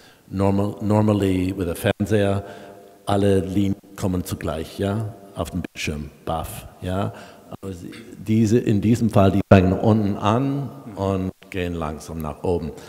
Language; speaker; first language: German; non-native, fluent; English